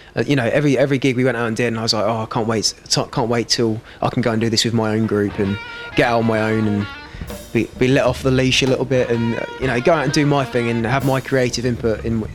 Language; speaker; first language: English; native; English